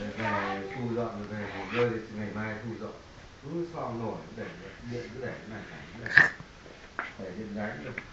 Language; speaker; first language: Vietnamese; native; Vietnamese